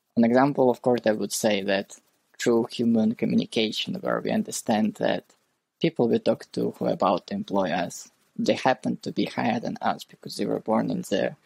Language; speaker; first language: English; non-native, fluent; Russian